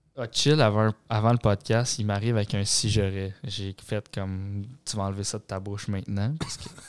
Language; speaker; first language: French; native; French